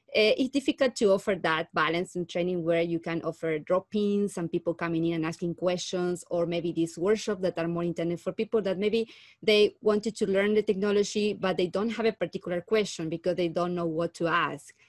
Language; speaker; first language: English; non-native, fluent; Spanish